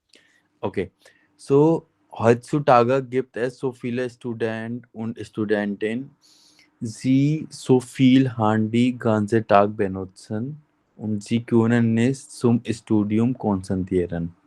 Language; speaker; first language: German; non-native, learner; Hindi